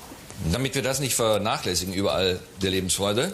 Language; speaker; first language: German; native; German